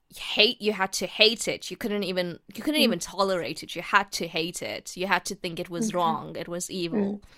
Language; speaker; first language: English; native; English